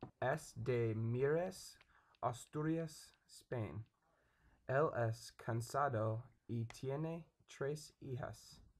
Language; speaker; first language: Spanish; non-native, learner; English